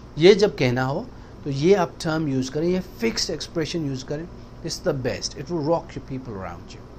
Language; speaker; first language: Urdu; native; Urdu